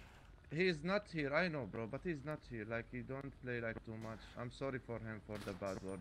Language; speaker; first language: English; non-native, learner; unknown